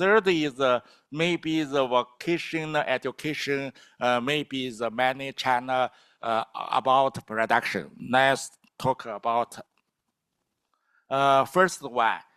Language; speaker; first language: English; non-native, learner; Chinese